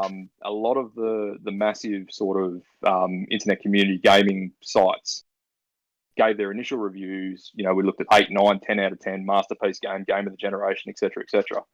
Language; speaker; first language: English; native; English